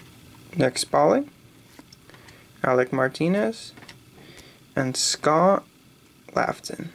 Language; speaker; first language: English; native; English